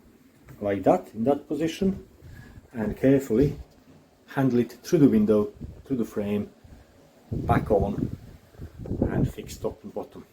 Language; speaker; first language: English; non-native, fluent; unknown